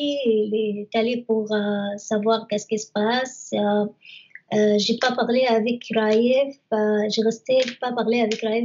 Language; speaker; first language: French; non-native, learner; Arabic